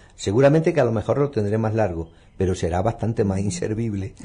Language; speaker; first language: Spanish; native; Spanish